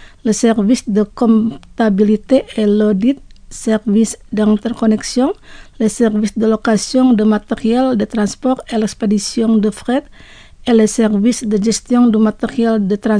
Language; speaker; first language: French; non-native, fluent; Indonesian